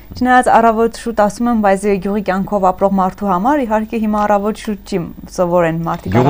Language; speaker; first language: Armenian; native; Armenian